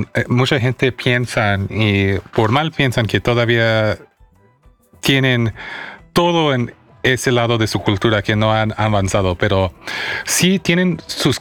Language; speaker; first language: Spanish; non-native, fluent; English